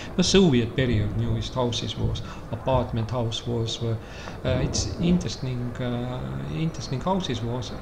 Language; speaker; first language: English; non-native, learner; Estonian